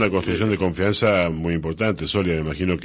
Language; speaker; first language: Spanish; native; Spanish